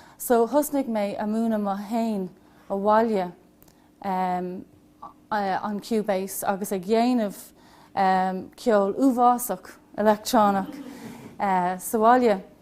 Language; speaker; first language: Irish; non-native, local second language; English